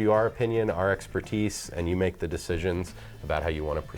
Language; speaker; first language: English; native; English